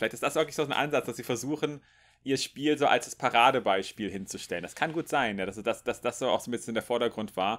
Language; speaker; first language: German; native; German